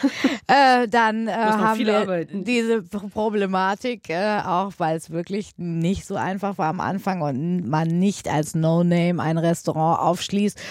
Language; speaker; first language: German; native; German